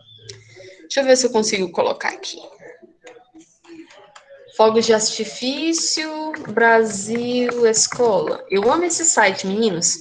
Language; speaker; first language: Portuguese; native; Portuguese